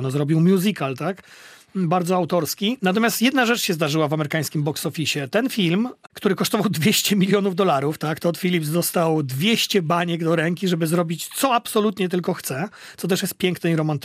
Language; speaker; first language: Polish; native; Polish